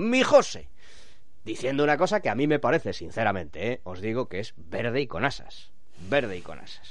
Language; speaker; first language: Spanish; native; Spanish